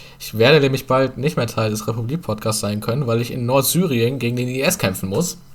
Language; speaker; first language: German; early bilingual, other home language; Turkish